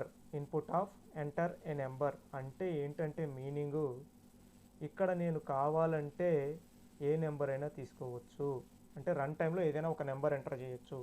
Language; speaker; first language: Telugu; native; Telugu